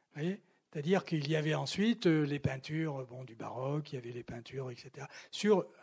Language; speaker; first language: French; native; French